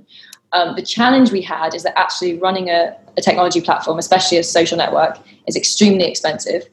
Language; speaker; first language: English; native; English